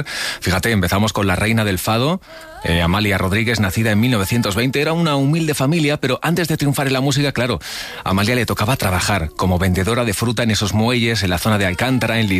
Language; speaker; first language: Spanish; native; Spanish